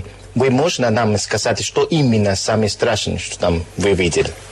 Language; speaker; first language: Russian; non-native, learner; Spanish